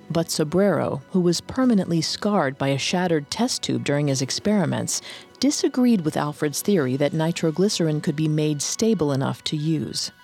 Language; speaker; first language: English; native; English